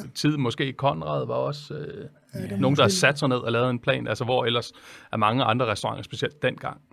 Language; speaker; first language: Danish; native; Danish